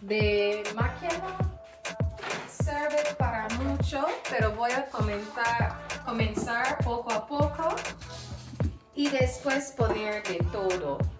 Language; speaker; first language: Spanish; non-native, learner; English